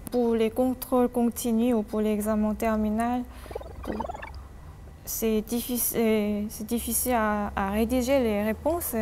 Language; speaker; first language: French; non-native, fluent; Korean